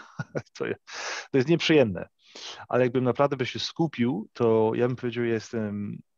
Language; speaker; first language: Polish; early bilingual, heritage; English